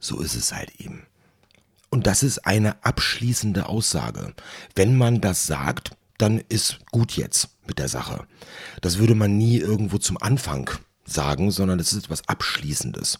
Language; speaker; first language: German; native; German